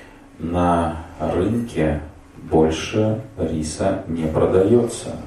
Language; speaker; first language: Russian; native; Russian